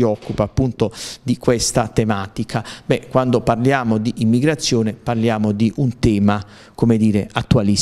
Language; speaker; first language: Italian; native; Italian